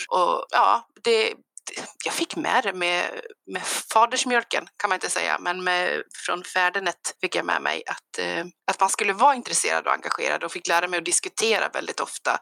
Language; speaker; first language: Swedish; native; Swedish